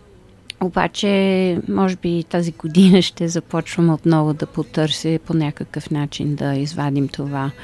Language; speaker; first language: Bulgarian; early bilingual, heritage; Bulgarian